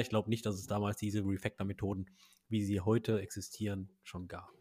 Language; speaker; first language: German; native; German